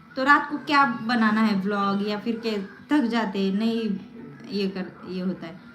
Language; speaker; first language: Hindi; non-native, local second language; Marathi